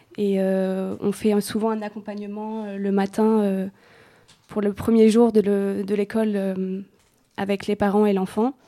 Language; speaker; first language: French; native; French